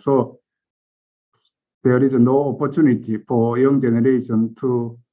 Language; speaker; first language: English; non-native, learner; Korean